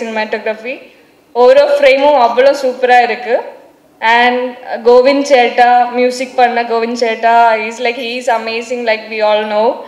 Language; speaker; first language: Tamil; non-native, learner; Malayalam